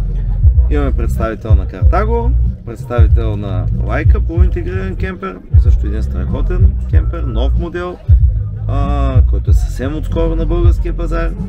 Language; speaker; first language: Bulgarian; native; Bulgarian